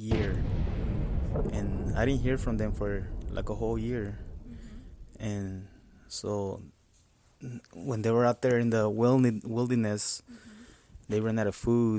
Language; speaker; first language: English; non-native, fluent; Spanish